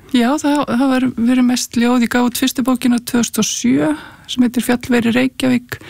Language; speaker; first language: Icelandic; native; Icelandic